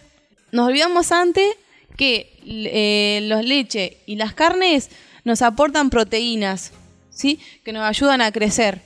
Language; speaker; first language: Spanish; native; Spanish